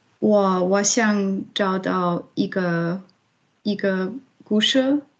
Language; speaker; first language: Chinese; non-native, learner; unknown